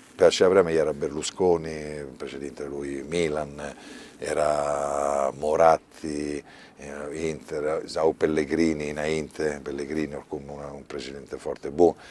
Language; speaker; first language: Romanian; non-native, fluent; Italian